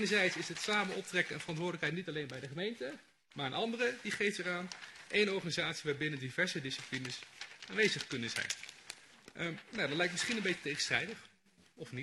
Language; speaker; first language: Dutch; native; Dutch